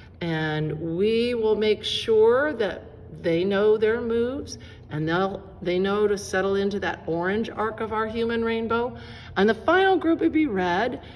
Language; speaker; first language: English; native; English